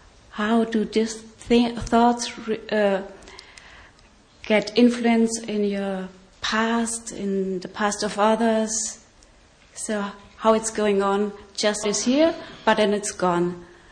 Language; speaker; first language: English; non-native, fluent; German